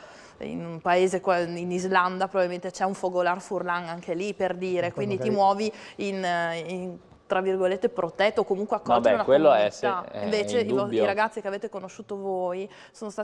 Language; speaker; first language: Italian; native; Italian